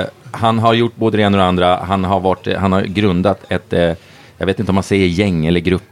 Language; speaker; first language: Swedish; native; Swedish